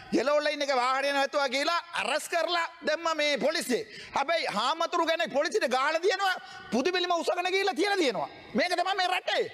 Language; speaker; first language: Sinhala; non-native, local second language; Tamil